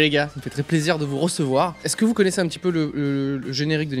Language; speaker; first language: French; native; French